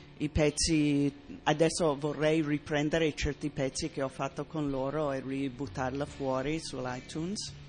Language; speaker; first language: Italian; non-native, fluent; English